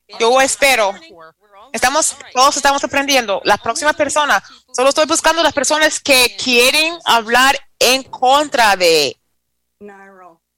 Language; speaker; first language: Spanish; non-native, fluent; English